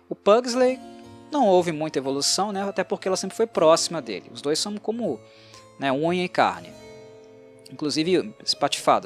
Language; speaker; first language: Portuguese; native; Portuguese